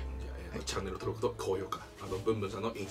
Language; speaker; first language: Japanese; native; Japanese